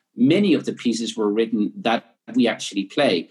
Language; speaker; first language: English; non-native, fluent; Dutch